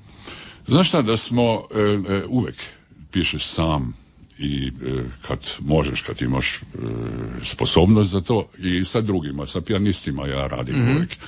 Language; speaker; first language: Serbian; early bilingual, heritage; Serbian